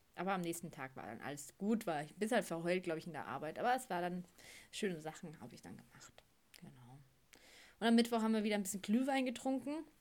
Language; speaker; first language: German; native; German